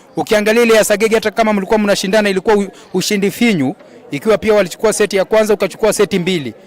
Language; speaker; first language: Swahili; non-native, local second language; Gusii